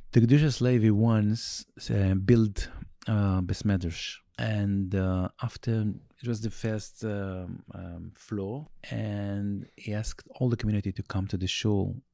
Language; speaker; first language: English; non-native, learner; Yiddish